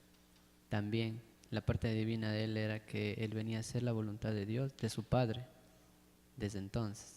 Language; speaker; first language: Spanish; native; Spanish